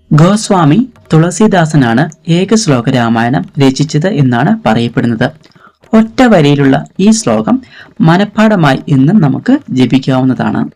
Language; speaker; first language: Malayalam; native; Malayalam